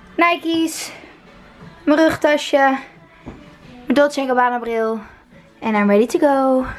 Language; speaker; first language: Dutch; native; Dutch